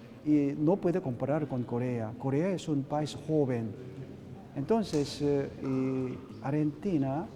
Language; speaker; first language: Spanish; non-native, learner; Korean